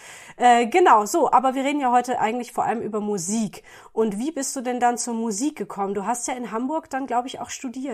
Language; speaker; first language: German; native; German